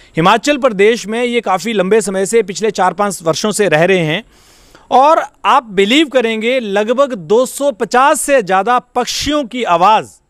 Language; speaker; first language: Hindi; native; Hindi